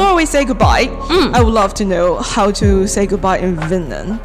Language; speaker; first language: English; non-native, learner; Chinese